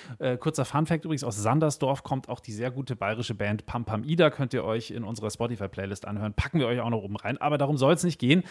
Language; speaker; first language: German; native; German